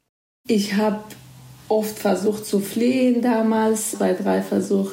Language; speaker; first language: German; non-native, fluent; Kurdish